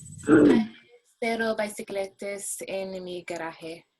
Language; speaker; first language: Spanish; non-native, learner; English